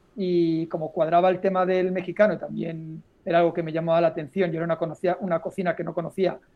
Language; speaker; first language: Spanish; native; Spanish